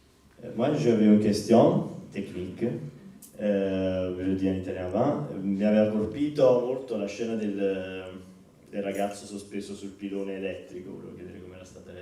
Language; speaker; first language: Italian; native; Italian